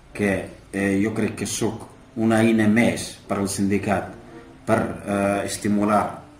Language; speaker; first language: Catalan; non-native, fluent; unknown